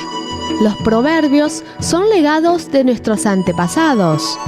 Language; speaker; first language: Spanish; non-native, fluent; Chinese